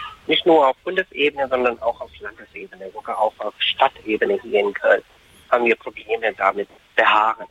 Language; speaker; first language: German; non-native, fluent; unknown